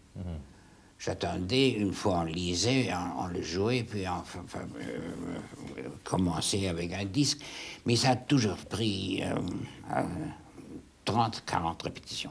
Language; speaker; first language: French; non-native, fluent; German